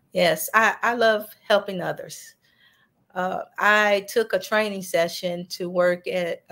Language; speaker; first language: English; native; English